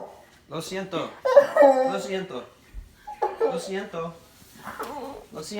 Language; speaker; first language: Spanish; non-native, learner; English